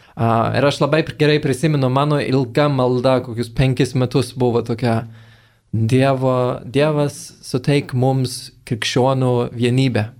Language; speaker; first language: Lithuanian; non-native, fluent; Swedish